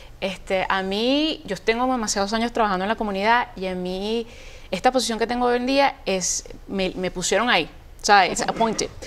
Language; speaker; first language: Spanish; native; Spanish